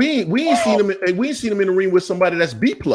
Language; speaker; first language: English; native; English